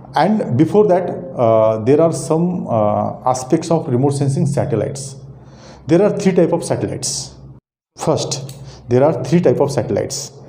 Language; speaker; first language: English; non-native, local second language; Marathi